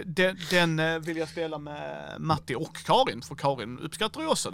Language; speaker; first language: Swedish; native; Swedish